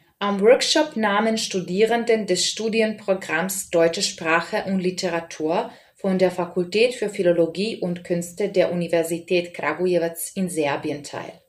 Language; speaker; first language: German; non-native, fluent; Serbian